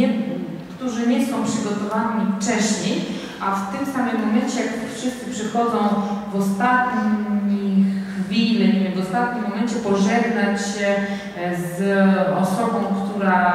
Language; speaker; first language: Polish; non-native, fluent; Georgian